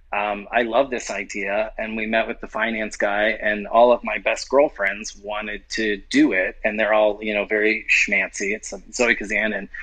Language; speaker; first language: English; native; English